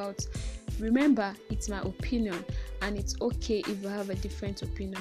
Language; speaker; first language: English; non-native, local second language; Yoruba